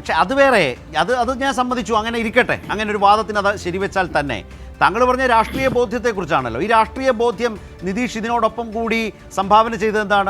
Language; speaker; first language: Malayalam; native; Malayalam